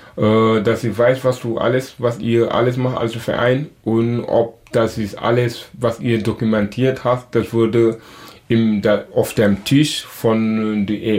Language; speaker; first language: German; non-native, learner; Wolof